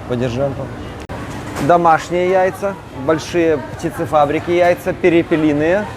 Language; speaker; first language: Russian; native; Russian